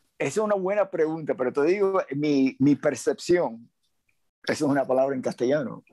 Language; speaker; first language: Spanish; native; Spanish